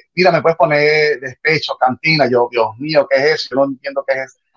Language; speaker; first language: Spanish; native; Spanish